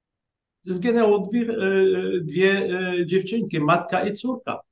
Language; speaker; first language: Polish; non-native, fluent; Arabic